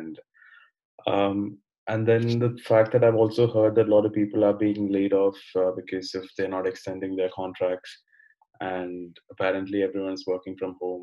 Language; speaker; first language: English; non-native, local second language; Malayalam